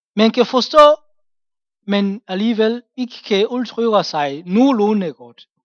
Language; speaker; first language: Danish; non-native, fluent; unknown